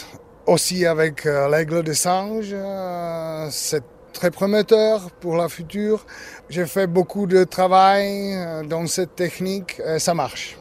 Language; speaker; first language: French; non-native, learner; Czech